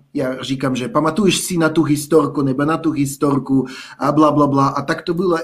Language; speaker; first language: Czech; non-native, fluent; Russian